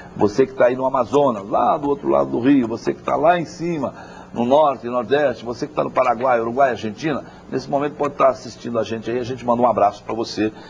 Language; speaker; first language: Portuguese; native; Portuguese